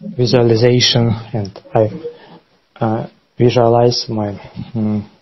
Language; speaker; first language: English; non-native, learner; Russian